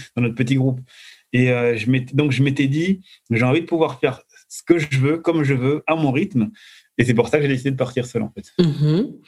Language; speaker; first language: French; native; French